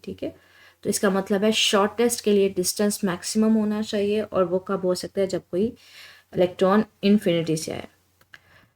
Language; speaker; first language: Hindi; non-native, local second language; Punjabi